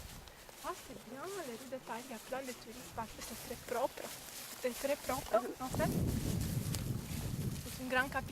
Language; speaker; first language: French; non-native, fluent; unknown